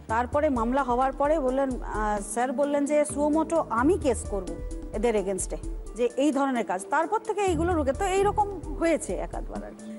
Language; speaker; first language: Bangla; native; Bangla